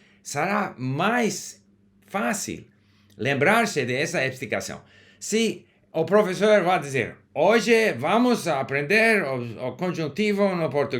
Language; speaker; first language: Portuguese; non-native, learner; English